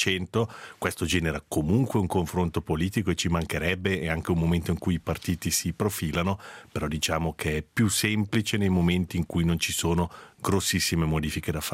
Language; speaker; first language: Italian; native; Italian